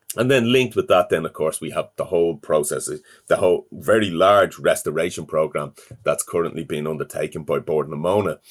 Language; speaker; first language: English; native; English